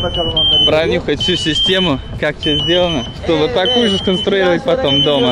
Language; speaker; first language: Russian; native; Russian